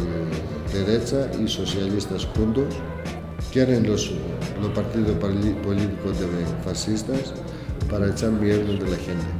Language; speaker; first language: Spanish; non-native, learner; Greek